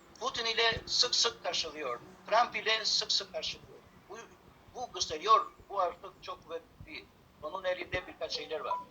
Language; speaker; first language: Turkish; non-native, learner; Albanian